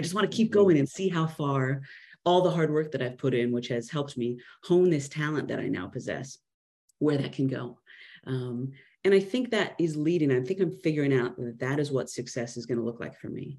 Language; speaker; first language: English; native; English